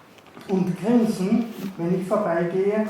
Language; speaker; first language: German; native; German